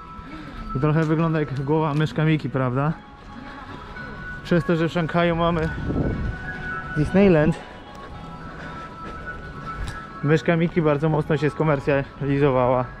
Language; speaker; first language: Polish; native; Polish